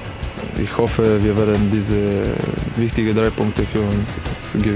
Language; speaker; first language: German; non-native, learner; Bulgarian